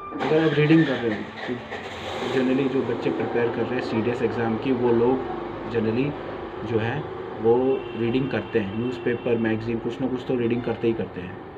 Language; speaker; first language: Hindi; native; Hindi